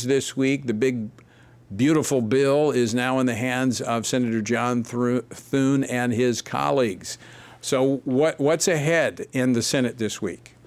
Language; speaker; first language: English; native; English